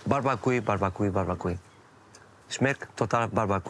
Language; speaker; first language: German; non-native, learner; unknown